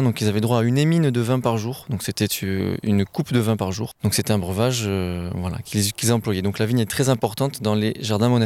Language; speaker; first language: French; native; French